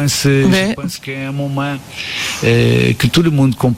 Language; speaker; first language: French; non-native, learner; Portuguese